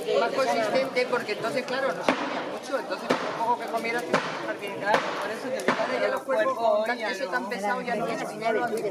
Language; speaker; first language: Spanish; native; Spanish